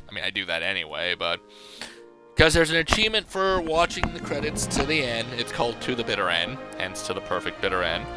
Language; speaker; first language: English; native; English